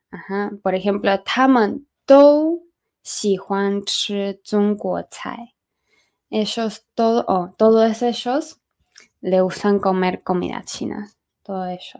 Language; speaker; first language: Spanish; non-native, fluent; Chinese